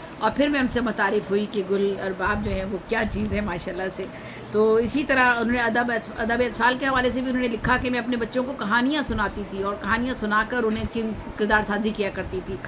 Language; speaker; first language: Urdu; native; Urdu